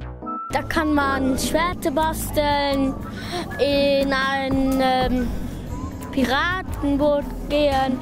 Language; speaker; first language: German; non-native, local second language; Luxembourgish